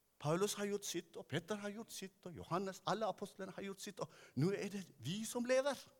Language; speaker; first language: Norwegian; non-native, fluent; Tigrinya